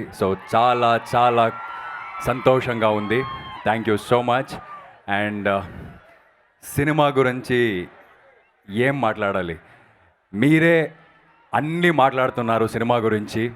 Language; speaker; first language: Telugu; non-native, fluent; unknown